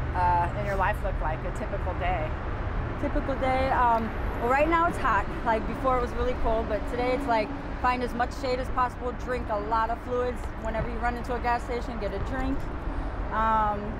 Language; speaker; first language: English; native; English